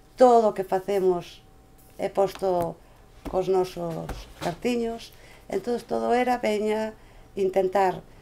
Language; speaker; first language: Galician; native; Galician